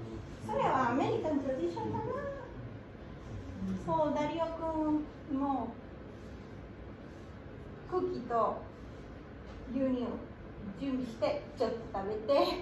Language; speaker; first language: Japanese; non-native, learner; Spanish